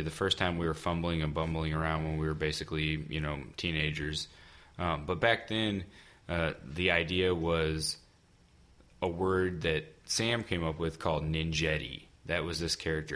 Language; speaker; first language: English; native; English